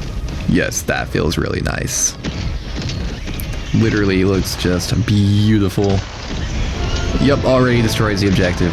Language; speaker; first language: English; native; English